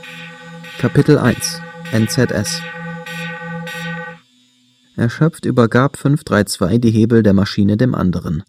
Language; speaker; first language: German; native; German